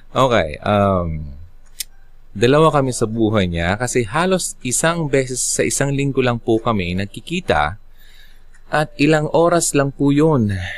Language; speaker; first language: Filipino; non-native, local second language; Bikol